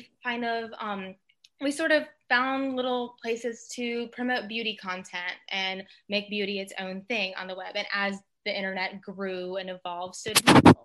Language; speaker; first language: English; native; English